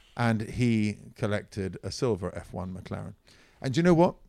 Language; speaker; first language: English; non-native, fluent; Italian